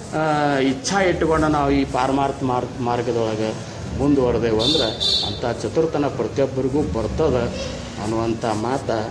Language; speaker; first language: Kannada; native; Kannada